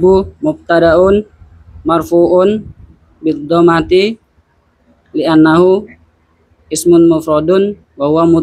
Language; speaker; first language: Arabic; non-native, learner; Indonesian